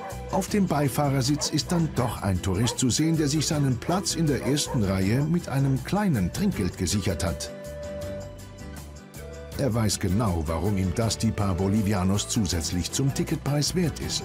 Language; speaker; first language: German; native; German